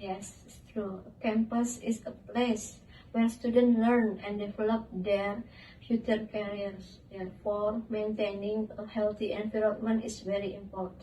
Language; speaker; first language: English; non-native, learner; Indonesian